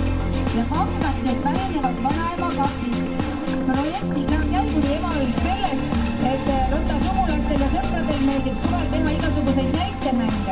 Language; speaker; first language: Estonian; native; Estonian